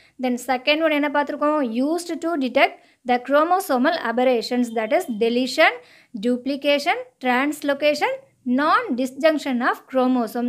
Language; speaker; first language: English; non-native, local second language; Tamil